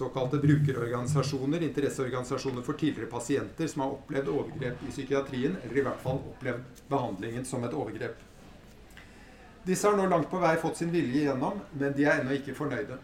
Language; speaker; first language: Norwegian; native; Norwegian